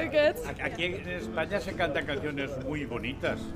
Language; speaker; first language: Spanish; non-native, learner; Italian